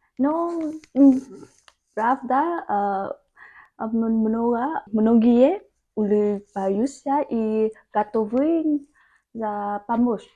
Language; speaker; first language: Russian; non-native, learner; Vietnamese